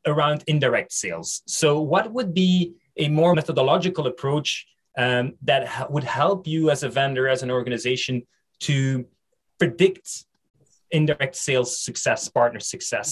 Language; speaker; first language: English; non-native, fluent; Dutch